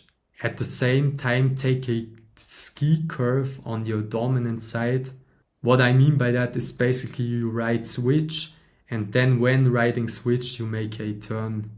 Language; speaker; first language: English; non-native, fluent; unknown